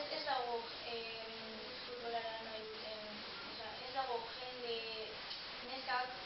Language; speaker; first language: Basque; non-native, local second language; Spanish